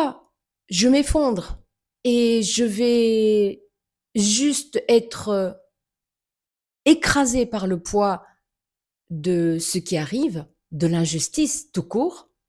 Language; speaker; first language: French; native; French